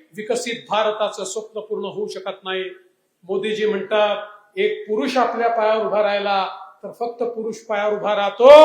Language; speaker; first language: Marathi; native; Marathi